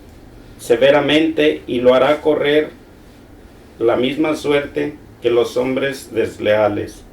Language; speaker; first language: Spanish; native; Spanish